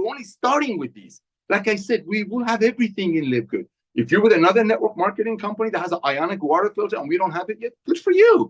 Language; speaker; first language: English; native; English